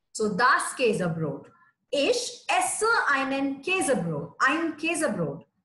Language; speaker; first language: German; non-native, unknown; Hindi